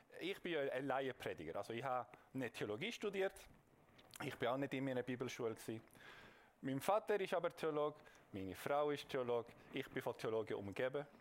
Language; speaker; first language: German; non-native, local second language; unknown